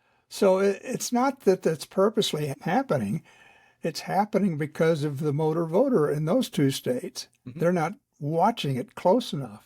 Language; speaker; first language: English; native; English